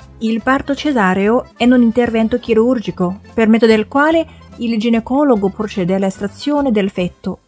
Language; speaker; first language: Italian; non-native, fluent; Chinese